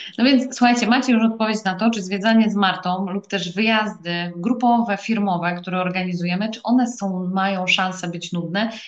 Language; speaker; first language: Polish; native; Polish